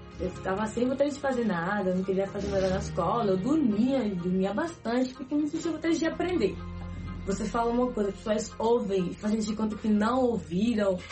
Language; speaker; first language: Portuguese; native; Portuguese